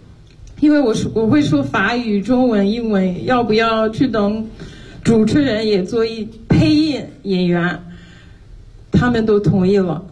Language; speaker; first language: Chinese; non-native, fluent; French